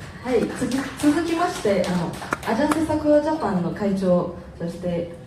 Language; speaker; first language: Japanese; non-native, fluent; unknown